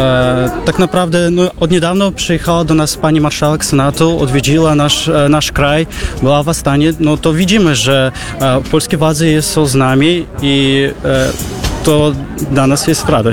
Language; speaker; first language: Polish; non-native, fluent; Russian